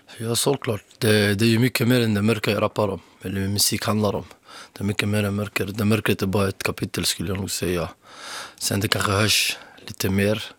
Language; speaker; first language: Swedish; early bilingual, other home language; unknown